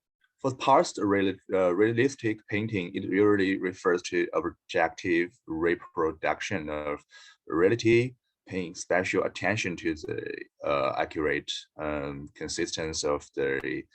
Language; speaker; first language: English; non-native, learner; Chinese